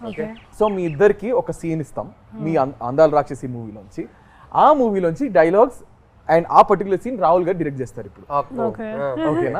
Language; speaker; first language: Telugu; native; Telugu